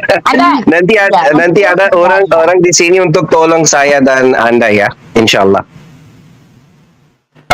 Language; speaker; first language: Indonesian; non-native, learner; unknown